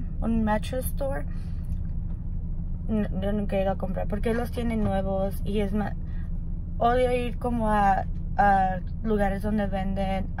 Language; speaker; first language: Spanish; early bilingual, other home language; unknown